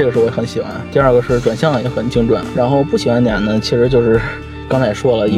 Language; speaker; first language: Chinese; native; Chinese